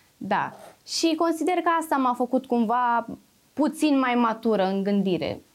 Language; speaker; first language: Romanian; native; Romanian